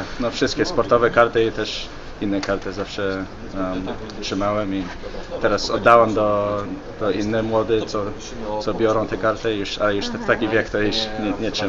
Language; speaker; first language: Polish; early bilingual, heritage; English